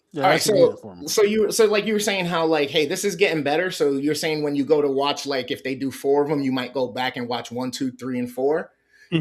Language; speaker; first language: English; native; English